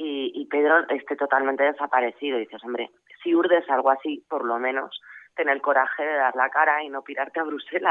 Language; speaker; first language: Spanish; native; Spanish